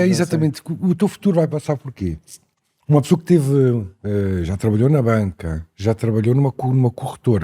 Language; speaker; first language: Portuguese; native; Portuguese